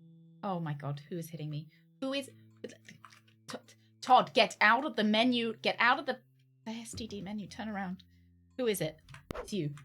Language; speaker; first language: English; native; English